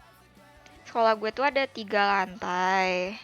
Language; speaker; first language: Indonesian; native; Indonesian